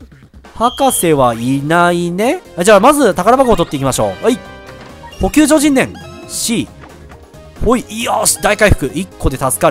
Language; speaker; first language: Japanese; native; Japanese